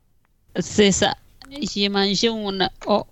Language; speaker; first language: French; non-native, fluent; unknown